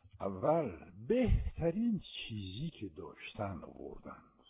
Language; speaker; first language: Persian; non-native, fluent; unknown